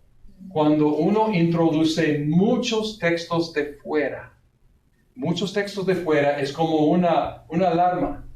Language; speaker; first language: Spanish; non-native, fluent; English